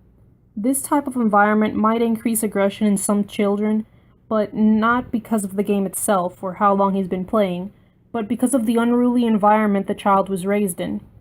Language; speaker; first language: English; native; English